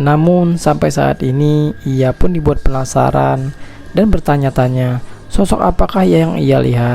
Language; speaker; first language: Indonesian; native; Indonesian